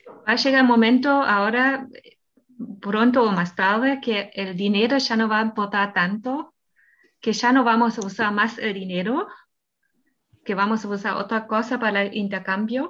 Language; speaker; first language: Spanish; non-native, fluent; German